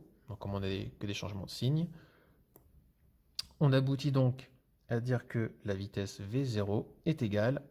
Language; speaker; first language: French; native; French